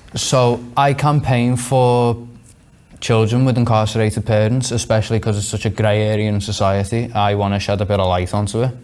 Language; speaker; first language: English; native; English